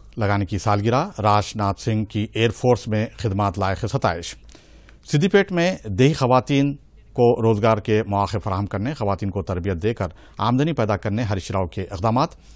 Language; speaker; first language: Urdu; native; Urdu